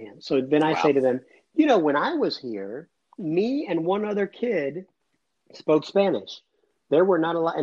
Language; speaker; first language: English; native; English